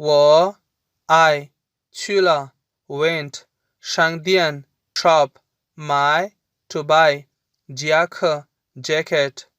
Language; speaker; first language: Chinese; non-native, fluent; Urdu